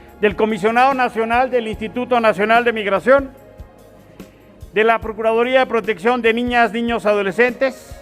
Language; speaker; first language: Spanish; native; Spanish